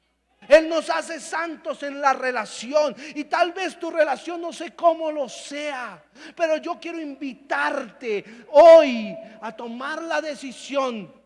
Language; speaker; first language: Spanish; native; Spanish